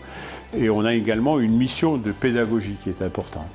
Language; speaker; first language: French; native; French